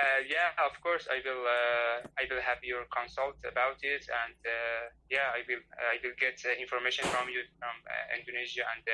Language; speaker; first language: English; non-native, learner; Persian